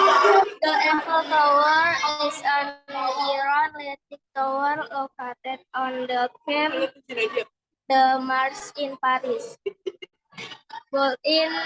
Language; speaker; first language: English; non-native, learner; Indonesian